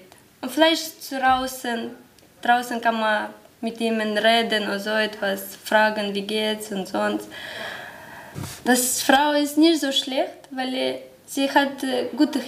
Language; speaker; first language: German; non-native, learner; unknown